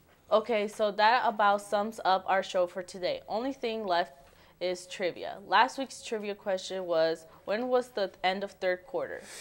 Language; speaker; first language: English; early bilingual, other home language; Spanish